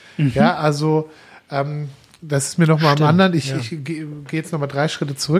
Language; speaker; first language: German; native; German